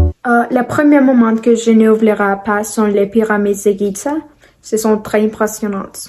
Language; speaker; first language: French; non-native, learner; Spanish